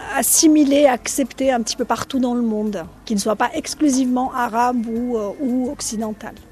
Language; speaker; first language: French; non-native, local second language; Arabic